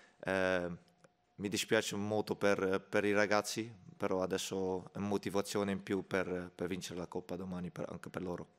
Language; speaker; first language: Italian; non-native, fluent; Dutch